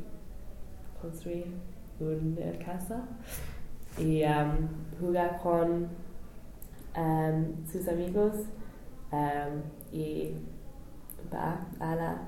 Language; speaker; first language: Spanish; non-native, learner; English